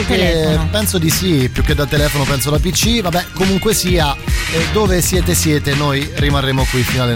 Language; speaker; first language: Italian; native; Italian